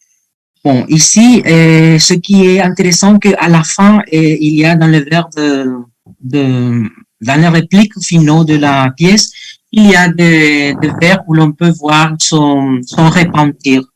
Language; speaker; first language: French; non-native, fluent; Spanish